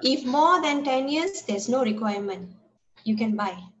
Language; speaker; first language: English; non-native, local second language; Tamil